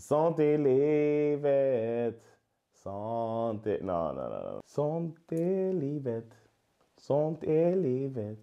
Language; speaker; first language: Swedish; non-native, learner; English